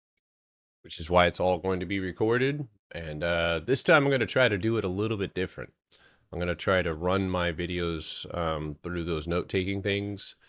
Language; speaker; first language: English; native; English